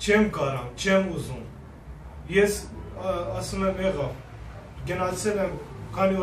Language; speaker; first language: Armenian; non-native, learner; Persian